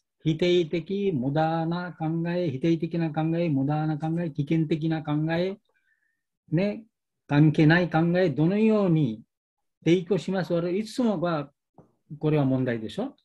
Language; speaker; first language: Japanese; non-native, learner; Bangla